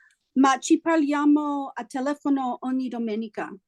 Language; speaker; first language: Italian; non-native, learner; English